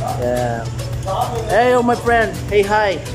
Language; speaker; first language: English; non-native, local second language; Filipino